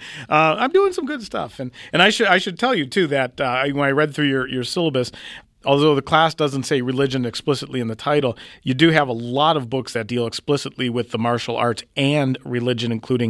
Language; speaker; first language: English; native; English